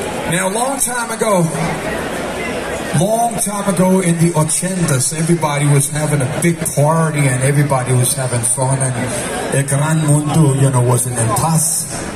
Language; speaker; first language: English; non-native, fluent; Danish